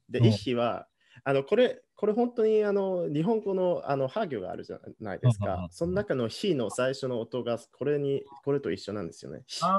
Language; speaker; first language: Japanese; non-native, fluent; German